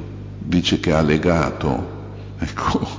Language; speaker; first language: Italian; native; Italian